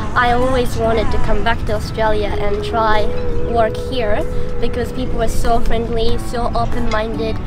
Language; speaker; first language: English; non-native, fluent; Japanese